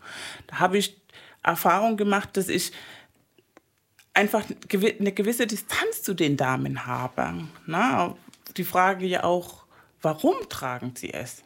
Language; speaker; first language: German; non-native, fluent; Spanish